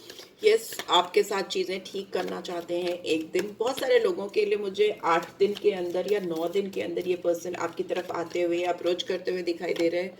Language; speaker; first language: Hindi; native; Hindi